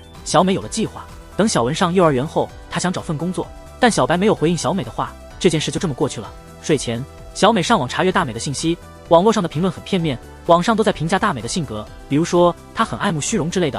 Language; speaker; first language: Chinese; native; Chinese